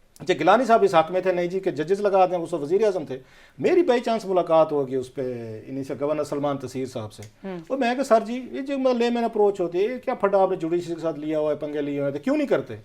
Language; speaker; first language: Urdu; non-native, local second language; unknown